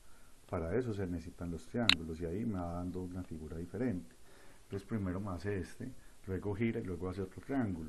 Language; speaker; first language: Spanish; native; Spanish